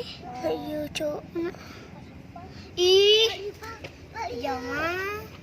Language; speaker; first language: Indonesian; non-native, local second language; Sundanese